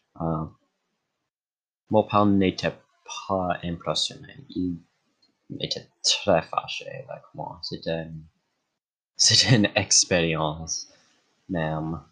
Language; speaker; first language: French; non-native, local second language; English